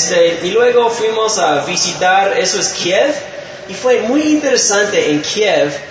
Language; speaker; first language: Spanish; non-native, fluent; English